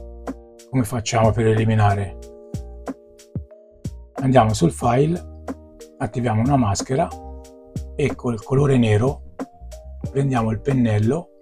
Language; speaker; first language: Italian; native; Italian